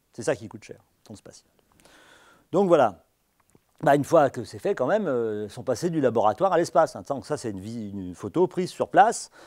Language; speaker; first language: French; native; French